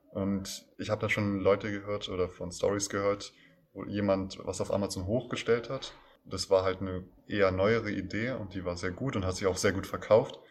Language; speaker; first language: German; native; German